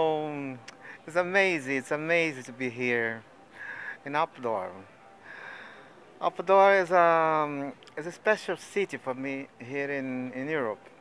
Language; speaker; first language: English; non-native, fluent; Portuguese